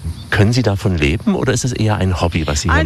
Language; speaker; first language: German; native; German